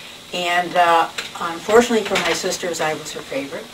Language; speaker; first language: English; native; English